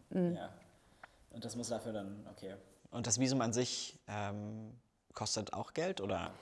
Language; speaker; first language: German; native; German